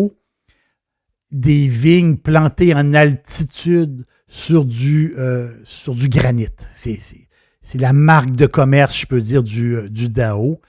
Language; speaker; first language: French; native; French